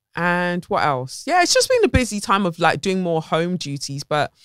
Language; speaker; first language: English; native; English